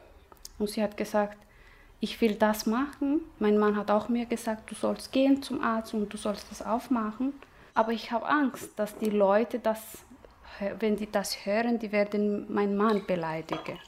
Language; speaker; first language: German; non-native, learner; Somali